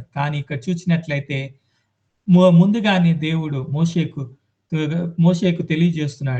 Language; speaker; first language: Telugu; native; Telugu